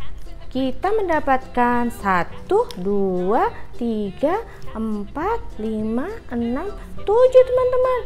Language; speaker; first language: Indonesian; native; Indonesian